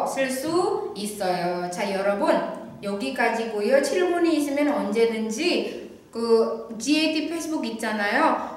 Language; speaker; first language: Korean; non-native, fluent; Indonesian